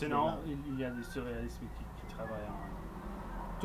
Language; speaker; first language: French; non-native, local second language; English